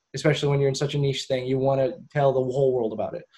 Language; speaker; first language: English; native; English